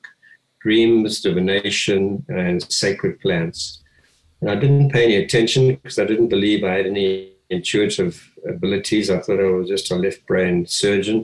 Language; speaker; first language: English; native; English